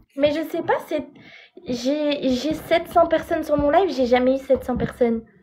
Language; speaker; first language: French; native; French